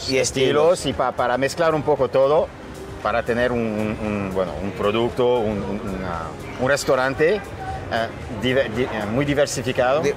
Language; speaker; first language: Spanish; non-native, fluent; French